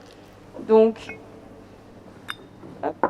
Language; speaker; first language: French; native; French